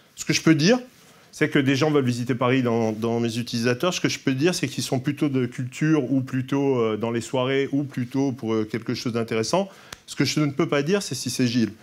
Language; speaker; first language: French; native; French